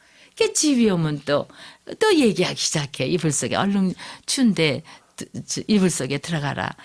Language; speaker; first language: Korean; native; Korean